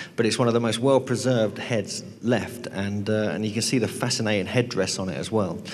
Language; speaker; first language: English; native; English